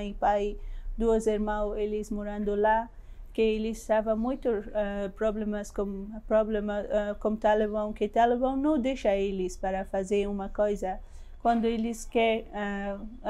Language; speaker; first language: Portuguese; non-native, learner; Persian